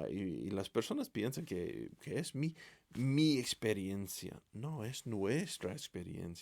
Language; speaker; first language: Spanish; non-native, fluent; English